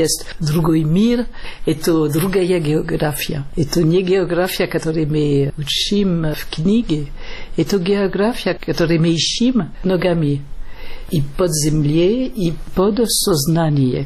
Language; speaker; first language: Russian; non-native, fluent; French